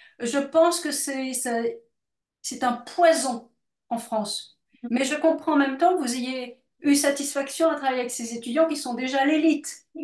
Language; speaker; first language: French; native; French